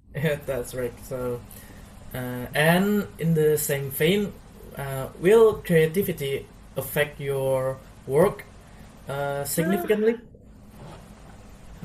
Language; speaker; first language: English; non-native, learner; Indonesian